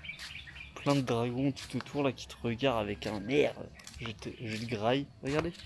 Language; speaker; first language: French; native; French